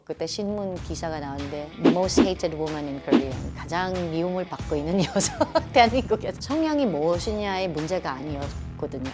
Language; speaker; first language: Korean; non-native, fluent; Filipino